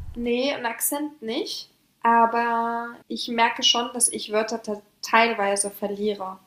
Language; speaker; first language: German; early bilingual, other home language; French